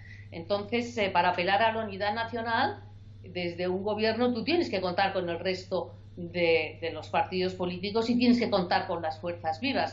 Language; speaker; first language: Spanish; native; Spanish